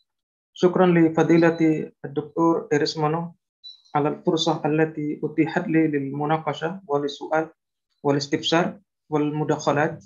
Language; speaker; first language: Arabic; non-native, fluent; Indonesian